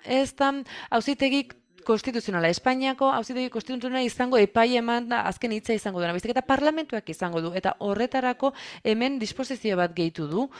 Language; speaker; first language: Basque; non-native, fluent; French